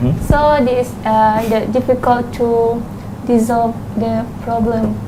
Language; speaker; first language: English; non-native, learner; Thai